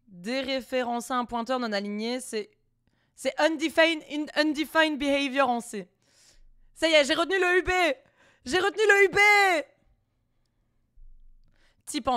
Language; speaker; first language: French; native; French